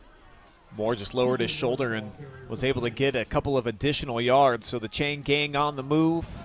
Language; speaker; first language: English; native; English